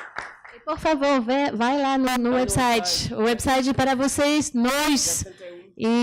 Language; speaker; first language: Portuguese; non-native, learner; French